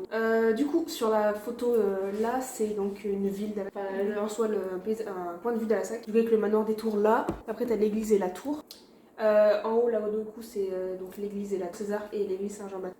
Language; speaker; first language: French; native; French